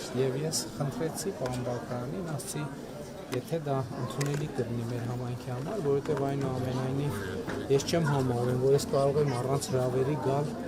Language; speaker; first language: Armenian; native; Armenian